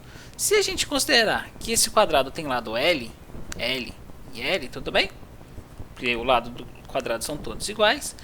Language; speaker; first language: Portuguese; native; Portuguese